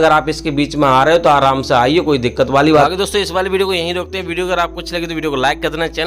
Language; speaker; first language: Hindi; native; Hindi